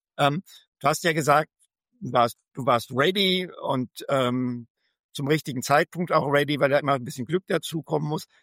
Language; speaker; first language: German; native; German